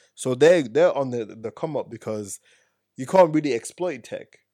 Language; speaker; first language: English; native; English